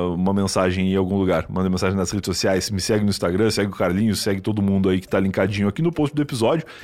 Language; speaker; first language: Portuguese; native; Portuguese